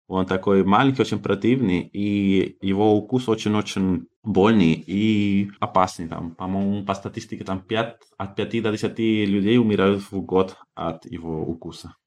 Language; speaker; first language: Russian; non-native, fluent; Spanish